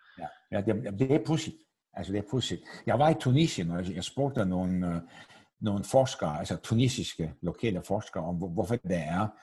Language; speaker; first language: Danish; non-native, fluent; Turkish